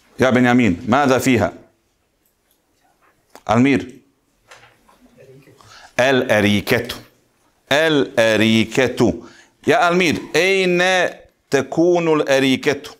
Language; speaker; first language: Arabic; non-native, fluent; Bosnian